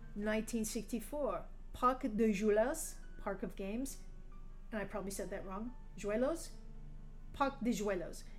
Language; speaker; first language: English; native; English